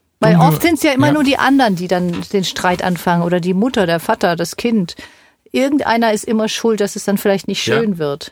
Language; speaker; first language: German; native; German